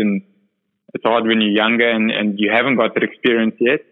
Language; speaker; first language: English; non-native, local second language; Afrikaans